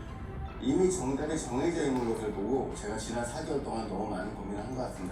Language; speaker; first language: Korean; native; Korean